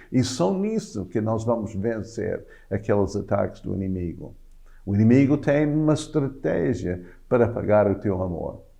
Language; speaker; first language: Portuguese; non-native, fluent; English